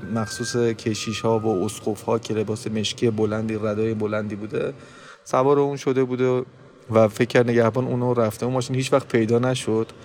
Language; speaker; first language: Persian; non-native, local second language; Armenian